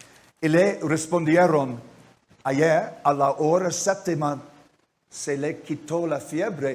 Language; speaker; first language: Spanish; non-native, learner; English